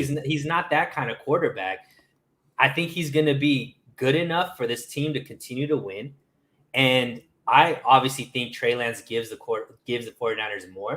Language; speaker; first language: English; native; English